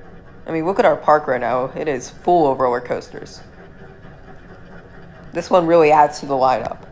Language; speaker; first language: English; native; English